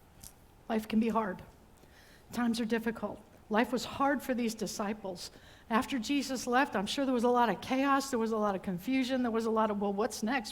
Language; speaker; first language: English; native; English